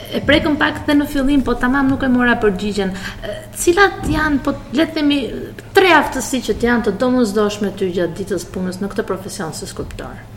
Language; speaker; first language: Albanian; native; Albanian